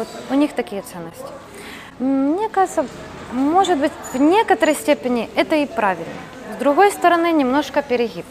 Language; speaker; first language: Russian; native; Russian